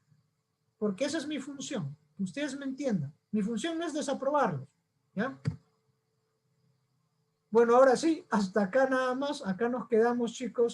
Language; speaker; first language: Spanish; native; Spanish